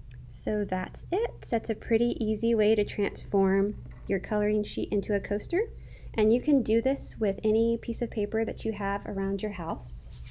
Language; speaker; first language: English; native; English